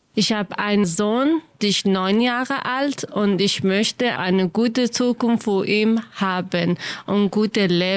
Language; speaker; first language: German; non-native, learner; Kurdish